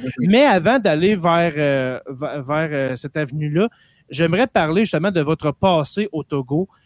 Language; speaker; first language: French; native; French